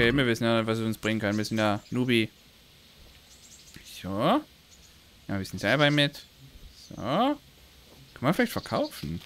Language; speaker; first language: German; native; German